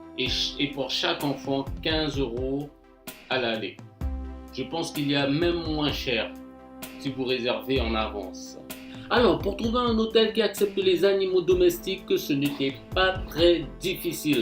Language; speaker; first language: French; non-native, fluent; Japanese